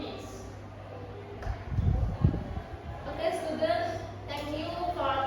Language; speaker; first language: English; non-native, learner; Indonesian